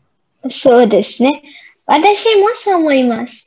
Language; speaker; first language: Japanese; non-native, learner; Bangla